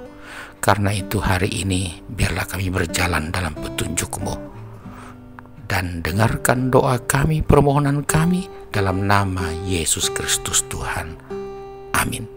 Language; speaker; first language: Indonesian; native; Indonesian